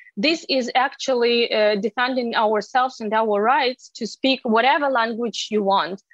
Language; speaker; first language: English; non-native, fluent; Ukrainian